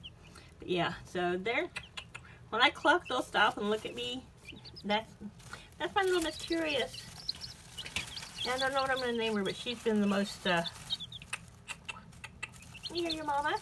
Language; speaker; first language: English; native; English